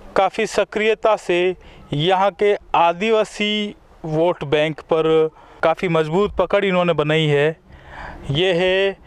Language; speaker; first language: Hindi; native; Hindi